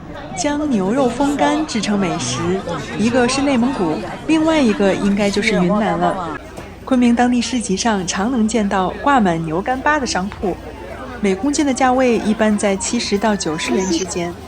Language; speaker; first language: Chinese; native; Chinese